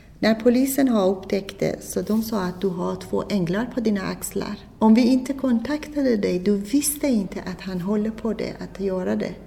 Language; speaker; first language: Swedish; non-native, fluent; Persian